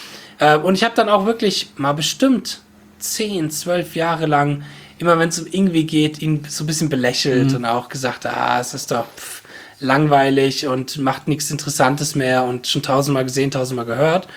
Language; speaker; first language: German; native; German